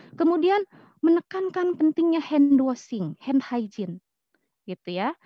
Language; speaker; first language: Indonesian; native; Indonesian